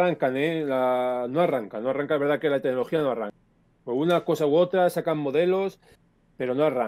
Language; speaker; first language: Spanish; native; Spanish